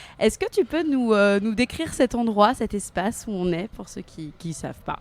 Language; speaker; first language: French; native; French